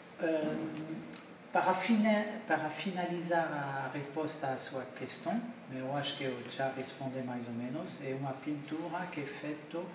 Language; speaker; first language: Portuguese; non-native, learner; French